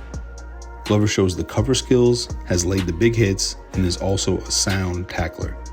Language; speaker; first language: English; native; English